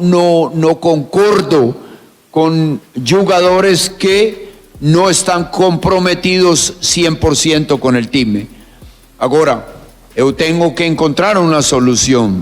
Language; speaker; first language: Portuguese; non-native, learner; Spanish